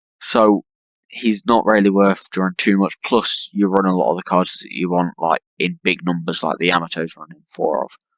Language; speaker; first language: English; native; English